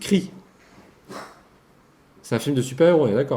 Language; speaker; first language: French; native; French